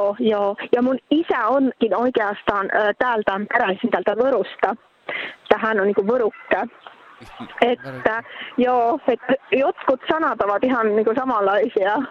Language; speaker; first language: Finnish; early bilingual, heritage; Finnish